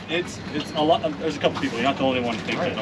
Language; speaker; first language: English; native; English